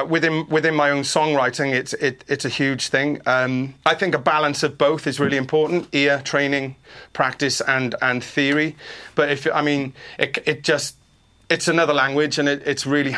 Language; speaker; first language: English; native; English